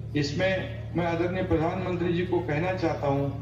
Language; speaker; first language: Hindi; non-native, local second language; Marathi